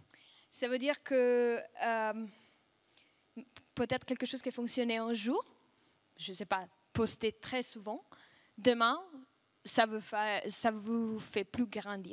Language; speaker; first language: French; non-native, fluent; Russian